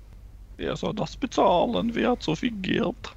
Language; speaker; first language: German; native; German